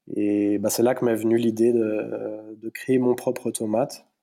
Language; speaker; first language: French; native; French